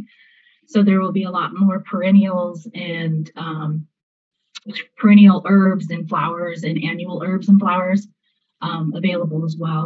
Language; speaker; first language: English; native; English